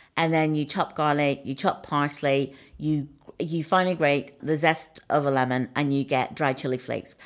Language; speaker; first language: English; native; English